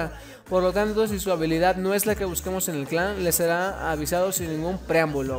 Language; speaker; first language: Spanish; native; Spanish